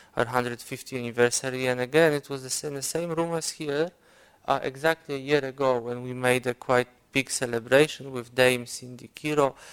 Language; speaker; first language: English; non-native, fluent; Polish